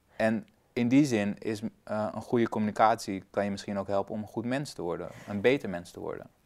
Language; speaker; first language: Dutch; early bilingual, other home language; Persian